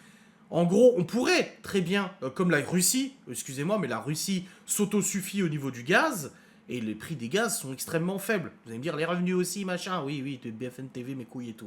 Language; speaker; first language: French; native; French